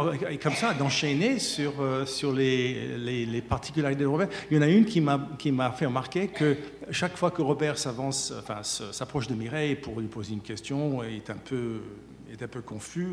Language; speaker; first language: French; native; French